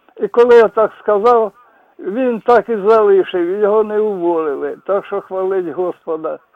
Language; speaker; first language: Ukrainian; non-native, local second language; Russian